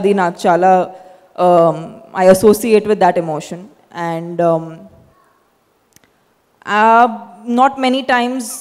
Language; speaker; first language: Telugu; non-native, fluent; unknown